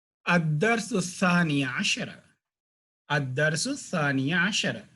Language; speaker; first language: Arabic; non-native, fluent; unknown